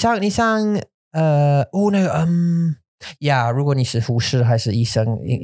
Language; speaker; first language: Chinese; non-native, learner; English